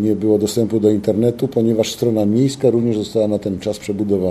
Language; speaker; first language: Polish; native; Polish